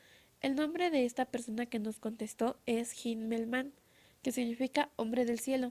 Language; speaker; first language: Spanish; native; Spanish